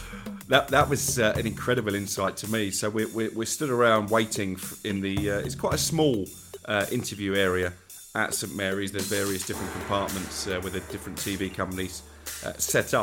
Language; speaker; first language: English; native; English